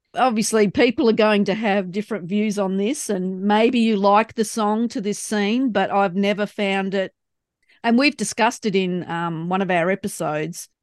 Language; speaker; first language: English; native; English